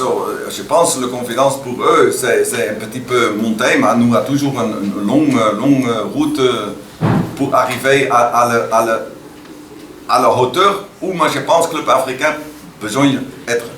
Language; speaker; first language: French; non-native, learner; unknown